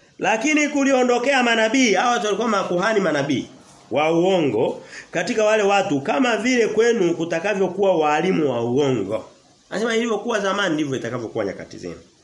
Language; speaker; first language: Swahili; native; Swahili